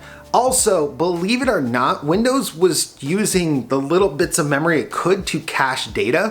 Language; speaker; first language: English; native; English